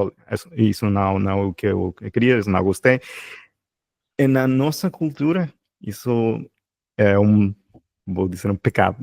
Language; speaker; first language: Portuguese; non-native, fluent; Spanish